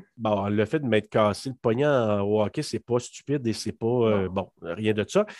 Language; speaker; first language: French; native; French